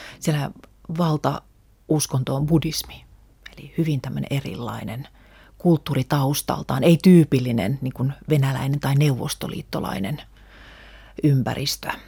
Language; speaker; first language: Finnish; non-native, local second language; Russian